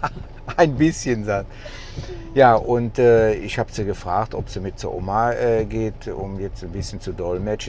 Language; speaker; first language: German; native; German